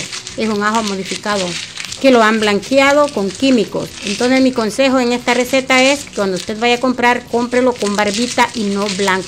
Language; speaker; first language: Spanish; native; Spanish